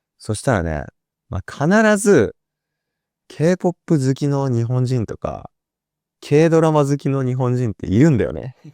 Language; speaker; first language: Japanese; native; Japanese